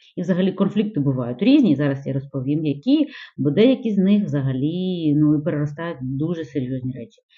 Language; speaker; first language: Ukrainian; non-native, local second language; Russian